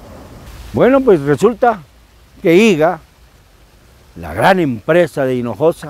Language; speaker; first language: Spanish; native; Spanish